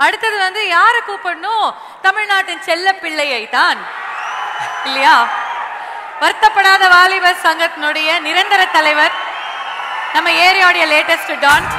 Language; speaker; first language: Tamil; native; Tamil